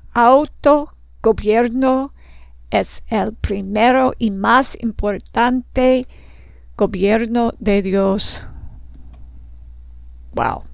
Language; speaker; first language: Spanish; non-native, learner; English